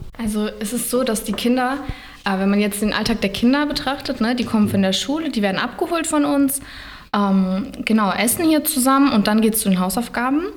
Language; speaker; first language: German; native; German